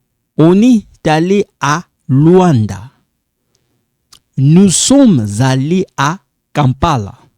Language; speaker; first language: French; non-native, local second language; Lingala